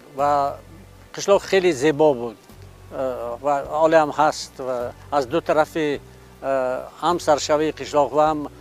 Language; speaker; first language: Persian; non-native, local second language; Shughni